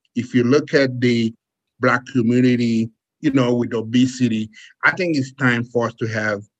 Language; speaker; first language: English; non-native, fluent; Haitian Creole